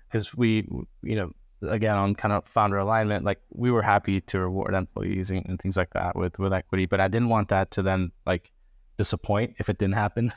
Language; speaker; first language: English; early bilingual, other home language; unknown